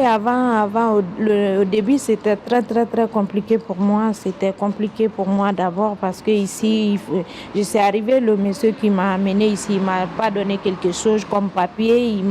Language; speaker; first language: French; non-native, local second language; Mandingo